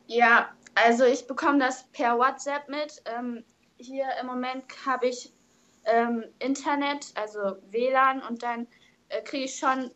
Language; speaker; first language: German; native; German